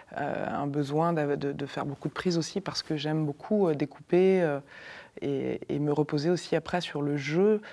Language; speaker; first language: French; native; French